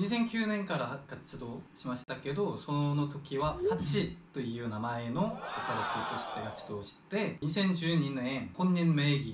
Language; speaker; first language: Japanese; non-native, fluent; Korean